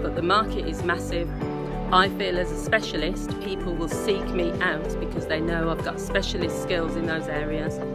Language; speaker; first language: English; native; English